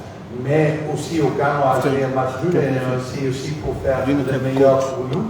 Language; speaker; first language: French; non-native, fluent; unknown